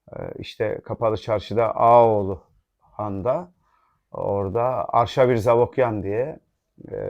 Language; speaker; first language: Turkish; native; Turkish